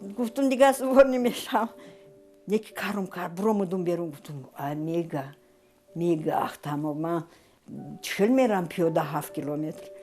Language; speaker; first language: Tajik; non-native, fluent; Romanian